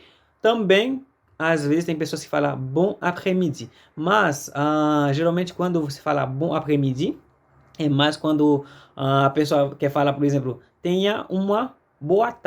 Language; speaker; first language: Portuguese; non-native, fluent; Haitian Creole